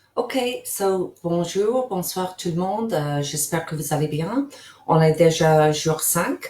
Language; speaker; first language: French; non-native, fluent; English